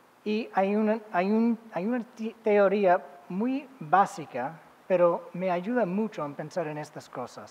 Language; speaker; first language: Spanish; non-native, fluent; English